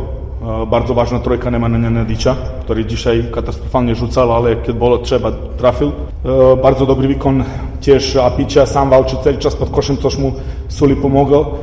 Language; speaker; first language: Polish; non-native, fluent; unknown